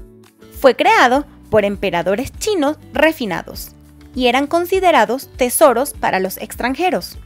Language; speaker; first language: Spanish; native; Spanish